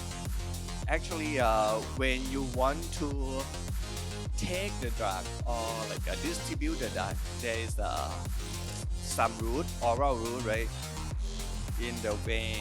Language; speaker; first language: English; non-native, learner; Thai